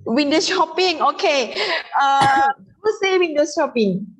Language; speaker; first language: English; non-native, learner; Indonesian